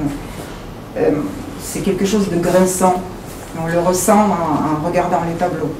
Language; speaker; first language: French; non-native, fluent; Ukrainian